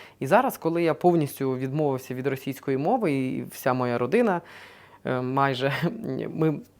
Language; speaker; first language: Ukrainian; non-native, local second language; Russian